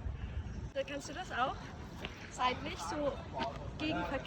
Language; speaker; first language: German; early bilingual, other home language; Tibetan